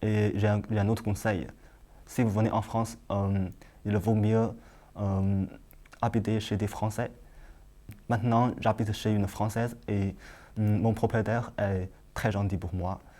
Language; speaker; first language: French; non-native, learner; Chinese